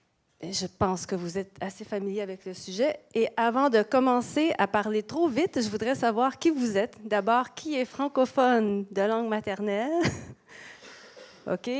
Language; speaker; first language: French; native; French